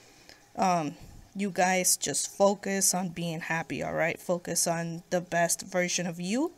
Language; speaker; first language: English; native; English